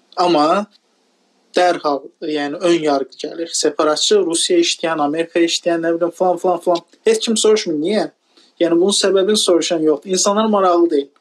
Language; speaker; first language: Azerbaijani; non-native, local second language; Talysh